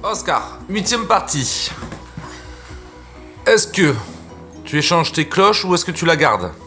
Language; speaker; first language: French; native; French